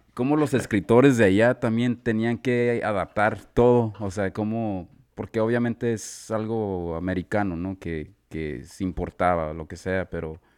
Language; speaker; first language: Spanish; early bilingual, heritage; Spanish